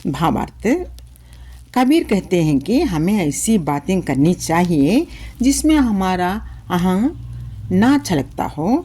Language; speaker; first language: Hindi; non-native, local second language; Telugu